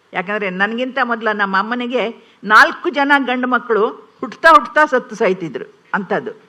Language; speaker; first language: Kannada; non-native, local second language; Konkani